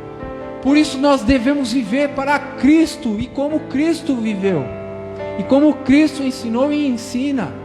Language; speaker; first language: Portuguese; native; Portuguese